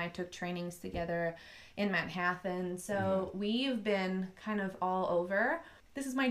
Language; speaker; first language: English; non-native, fluent; French